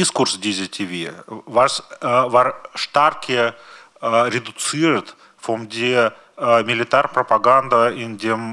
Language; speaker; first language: German; non-native, learner; Russian